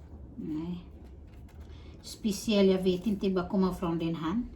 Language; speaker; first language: Swedish; non-native, learner; Filipino